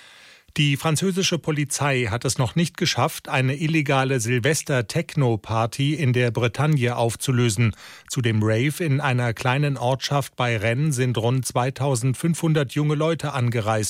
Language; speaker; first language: German; native; German